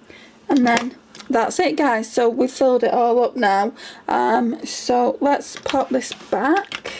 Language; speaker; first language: English; native; English